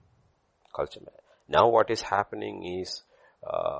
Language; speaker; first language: English; non-native, local second language; Malayalam